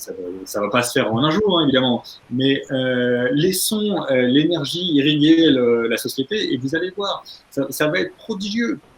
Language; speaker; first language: French; native; French